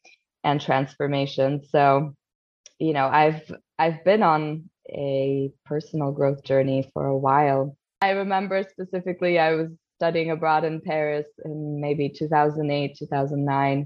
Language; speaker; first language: English; non-native, fluent; Polish